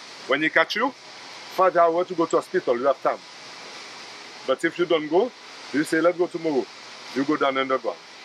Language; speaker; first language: English; non-native, learner; French